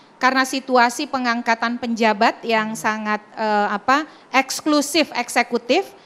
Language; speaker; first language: Indonesian; native; Indonesian